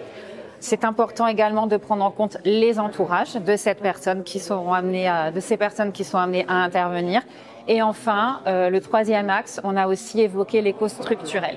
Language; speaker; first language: French; native; French